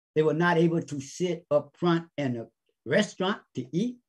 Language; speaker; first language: English; native; English